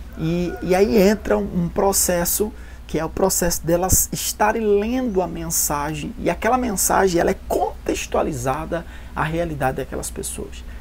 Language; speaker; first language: Portuguese; native; Portuguese